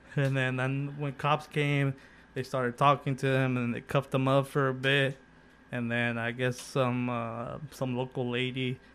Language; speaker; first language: English; early bilingual, other home language; Spanish